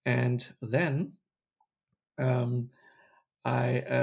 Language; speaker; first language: English; non-native, fluent; German